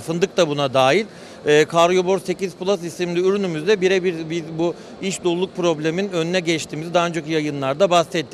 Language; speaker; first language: Turkish; native; Turkish